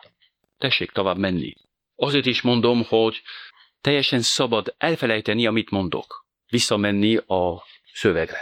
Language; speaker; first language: Hungarian; non-native, fluent; French